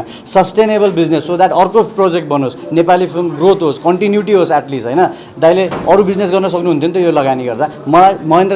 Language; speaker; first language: Nepali; native; Nepali